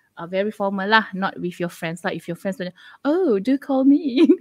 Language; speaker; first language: English; non-native, local second language; Malay